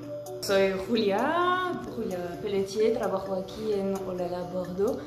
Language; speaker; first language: Spanish; non-native, fluent; French